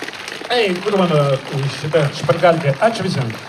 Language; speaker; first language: Lithuanian; native; Lithuanian